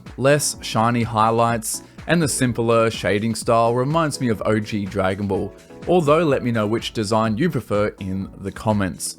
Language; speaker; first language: English; native; English